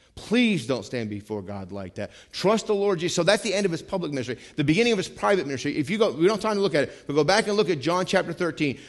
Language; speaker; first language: English; native; English